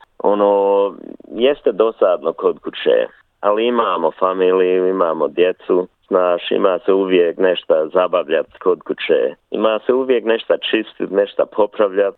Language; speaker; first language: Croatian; early bilingual, heritage; Bosnian